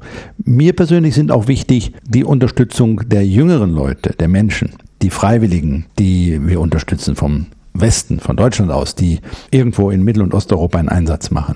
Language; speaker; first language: German; native; German